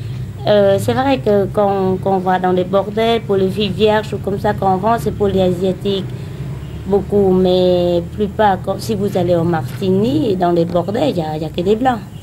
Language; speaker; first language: French; non-native, learner; Khmer